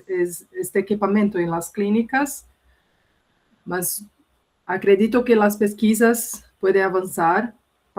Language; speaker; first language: Spanish; non-native, learner; Portuguese